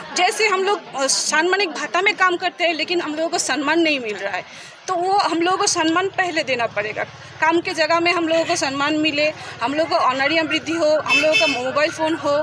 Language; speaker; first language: Hindi; non-native, local second language; Bangla